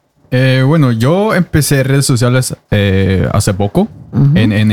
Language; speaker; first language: Spanish; non-native, fluent; Norwegian